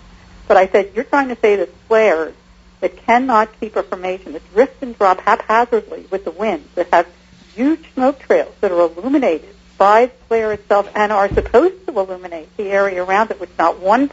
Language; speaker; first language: English; native; English